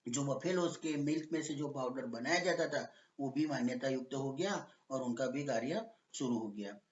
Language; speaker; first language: Hindi; non-native, local second language; Gujarati